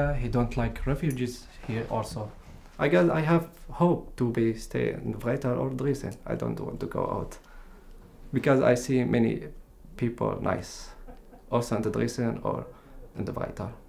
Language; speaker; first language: English; non-native, learner; Arabic